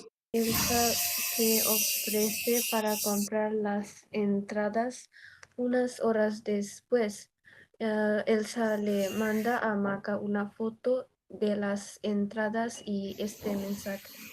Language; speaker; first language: Spanish; non-native, learner; Bangla